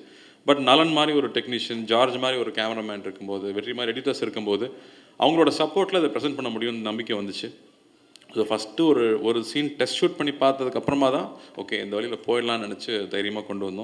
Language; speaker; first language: Tamil; native; Tamil